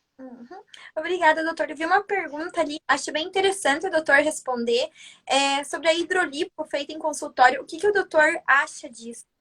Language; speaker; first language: Portuguese; native; Portuguese